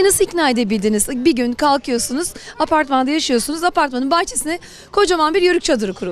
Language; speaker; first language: Turkish; native; Turkish